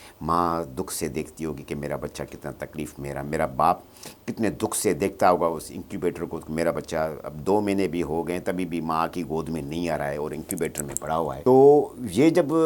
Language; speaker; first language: Urdu; non-native, local second language; Sindhi